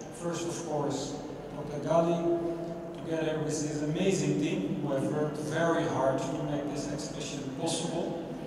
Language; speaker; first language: English; non-native, fluent; Dutch